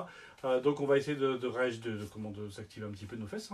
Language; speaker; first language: French; native; French